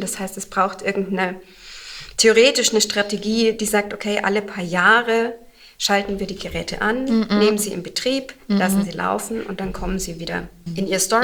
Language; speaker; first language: German; native; German